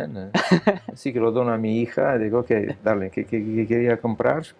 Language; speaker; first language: Spanish; non-native, learner; Italian